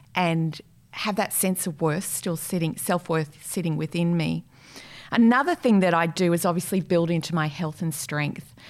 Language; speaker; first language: English; native; English